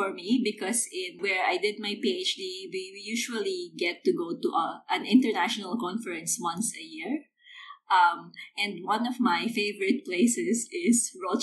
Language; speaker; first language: English; non-native, local second language; Filipino